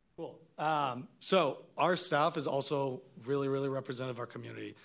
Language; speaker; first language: English; non-native, fluent; Hebrew